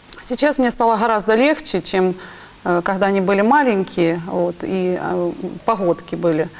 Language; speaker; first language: Russian; native; Russian